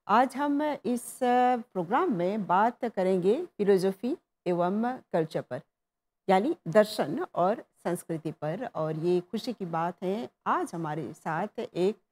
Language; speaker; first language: Hindi; non-native, local second language; Morisyen